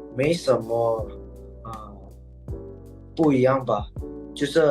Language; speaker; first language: Chinese; non-native, learner; Indonesian